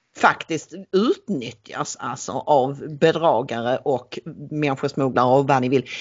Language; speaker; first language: Swedish; native; Swedish